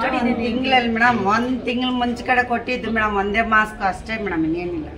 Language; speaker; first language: Kannada; non-native, local second language; Telugu